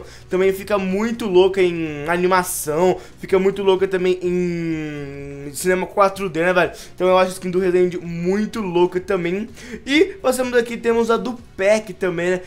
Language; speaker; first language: Portuguese; native; Portuguese